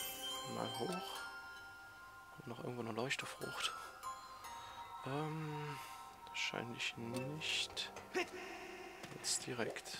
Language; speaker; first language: German; native; German